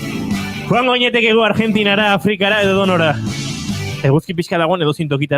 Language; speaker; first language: Basque; native; Basque